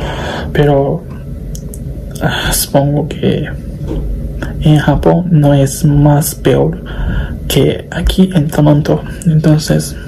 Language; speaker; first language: Spanish; non-native, learner; Japanese